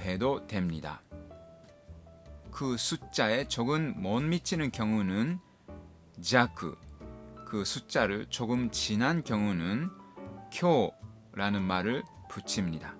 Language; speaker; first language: Korean; non-native, fluent; Japanese